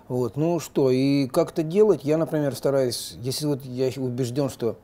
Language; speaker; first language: Russian; native; Russian